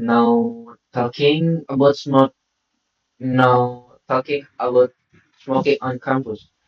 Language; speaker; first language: English; non-native, learner; Indonesian